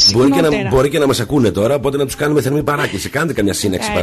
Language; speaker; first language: Greek; native; Greek